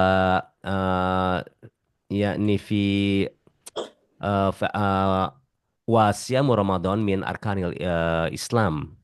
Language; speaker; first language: Arabic; non-native, learner; Indonesian